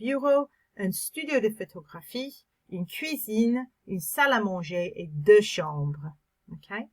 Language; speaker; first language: French; non-native, fluent; English